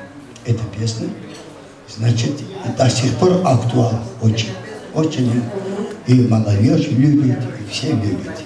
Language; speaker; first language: Russian; non-native, local second language; Azerbaijani